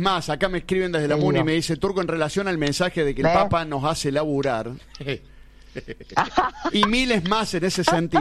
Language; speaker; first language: Spanish; native; Spanish